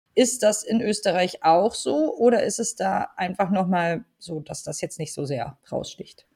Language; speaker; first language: German; native; German